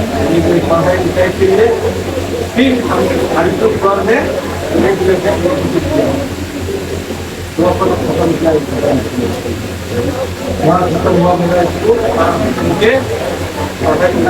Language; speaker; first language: Hindi; non-native, local second language; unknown